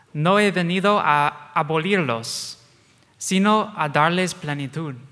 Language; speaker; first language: Spanish; non-native, fluent; English